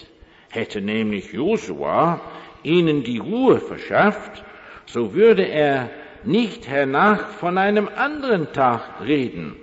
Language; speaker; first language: German; non-native, fluent; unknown